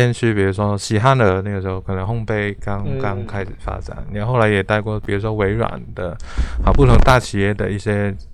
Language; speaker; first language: Chinese; non-native, fluent; Cantonese